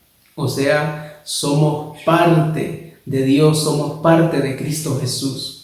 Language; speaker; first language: Spanish; native; Spanish